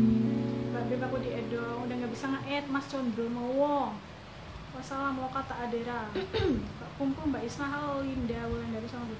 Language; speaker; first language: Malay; non-native, local second language; Javanese